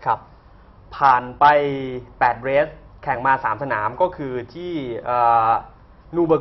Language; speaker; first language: Thai; native; Thai